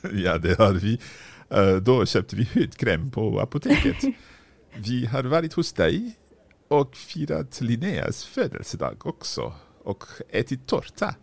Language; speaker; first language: Swedish; non-native, learner; English